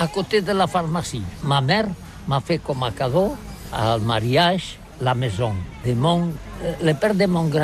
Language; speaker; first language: French; non-native, learner; Catalan